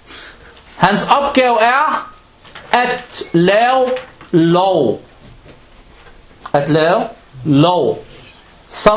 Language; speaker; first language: Danish; non-native, local second language; Arabic